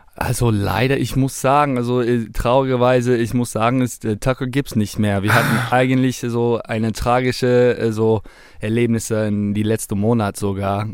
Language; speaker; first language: German; non-native, fluent; English